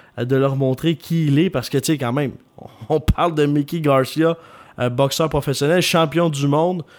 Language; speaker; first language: French; native; French